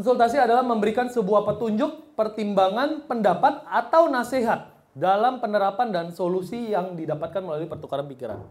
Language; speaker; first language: Indonesian; native; Indonesian